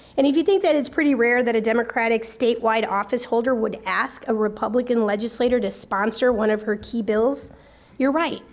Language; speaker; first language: English; native; English